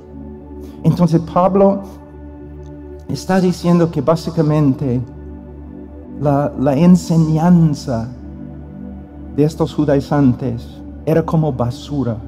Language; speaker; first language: Spanish; non-native, fluent; English